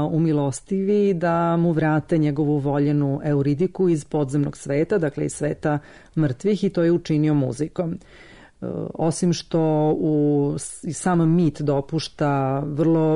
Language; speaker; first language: Serbian; native; Serbian